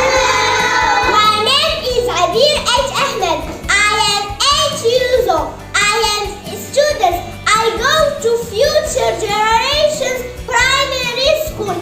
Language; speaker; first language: English; non-native, learner; Arabic